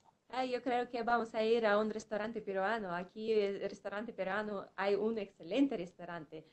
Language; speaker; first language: Spanish; non-native, fluent; Russian